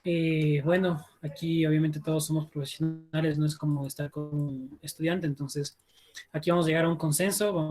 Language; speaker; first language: Spanish; native; Spanish